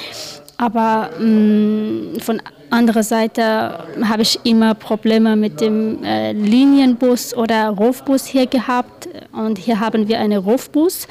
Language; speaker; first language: German; non-native, learner; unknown